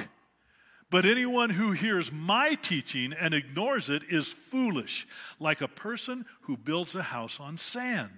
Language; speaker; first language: English; native; English